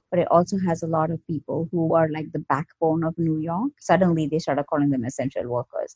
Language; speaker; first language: English; non-native, local second language; Malayalam